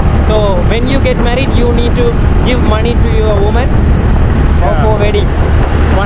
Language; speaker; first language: English; non-native, fluent; Tamil